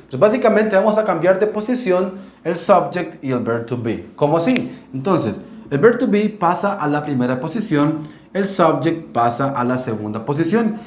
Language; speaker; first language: Spanish; native; Spanish